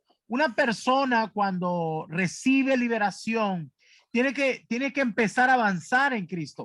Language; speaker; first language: Spanish; native; Spanish